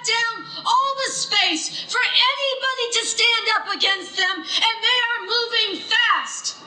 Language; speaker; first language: English; native; English